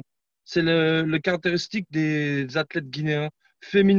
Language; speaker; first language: French; non-native, fluent; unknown